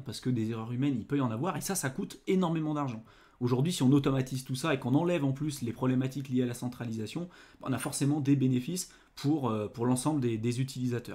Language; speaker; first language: French; native; French